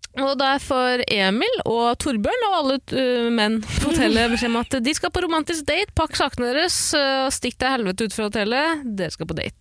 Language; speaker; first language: Norwegian; early bilingual, other home language; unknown